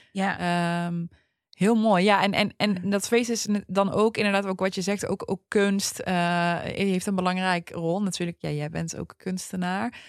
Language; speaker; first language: Dutch; early bilingual, other home language; Turkish